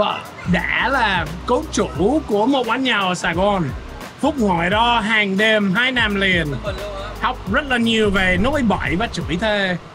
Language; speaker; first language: Vietnamese; non-native, fluent; English